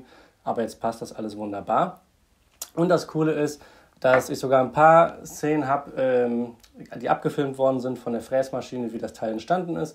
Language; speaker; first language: German; native; German